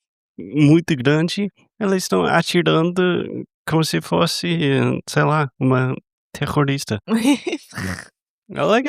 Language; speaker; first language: Portuguese; non-native, fluent; English